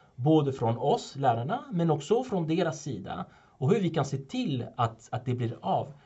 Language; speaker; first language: Swedish; non-native, fluent; French